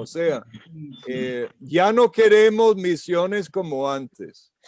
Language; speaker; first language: Spanish; non-native, fluent; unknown